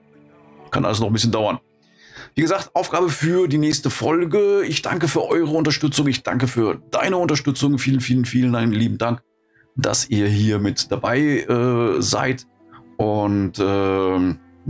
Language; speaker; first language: German; native; German